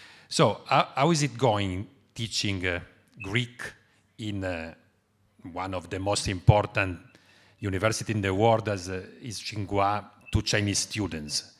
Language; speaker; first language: English; non-native, fluent; Italian